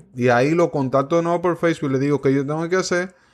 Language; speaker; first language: Spanish; native; Spanish